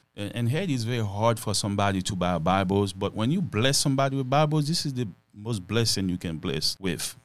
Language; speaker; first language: English; non-native, fluent; Haitian Creole